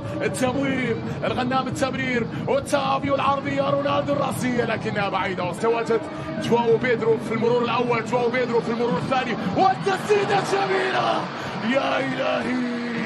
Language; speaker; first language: Arabic; native; Arabic